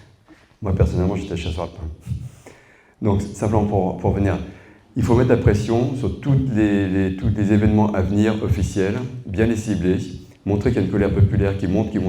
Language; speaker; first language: French; native; French